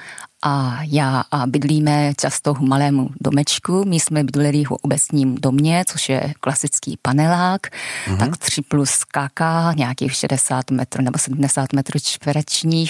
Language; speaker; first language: Czech; non-native, fluent; Japanese